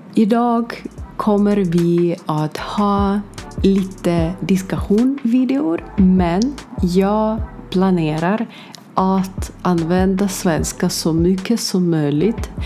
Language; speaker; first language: Swedish; non-native, learner; Ukrainian